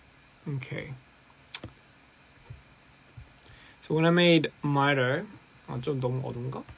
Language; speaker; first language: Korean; early bilingual, heritage; Korean